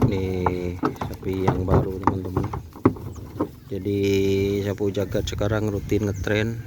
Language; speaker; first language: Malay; non-native, local second language; Madurese